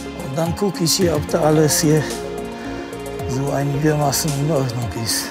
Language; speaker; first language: German; non-native, fluent; Polish